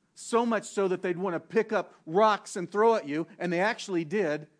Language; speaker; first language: English; native; English